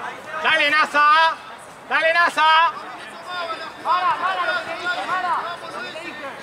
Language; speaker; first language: Spanish; native; Spanish